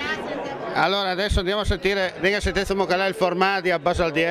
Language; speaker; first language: Italian; native; Italian